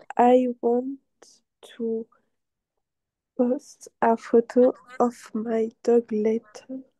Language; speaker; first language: English; non-native, learner; French